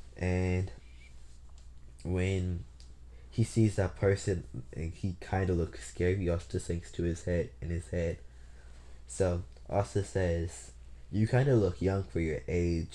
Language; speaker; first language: English; native; English